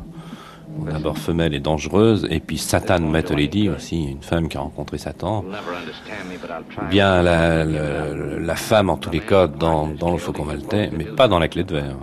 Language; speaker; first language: French; native; French